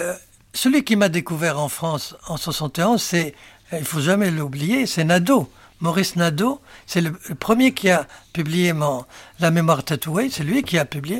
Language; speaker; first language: French; non-native, local second language; Arabic